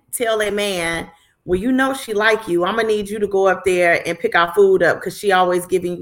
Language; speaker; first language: English; native; English